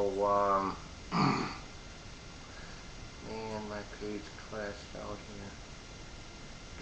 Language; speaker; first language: English; native; English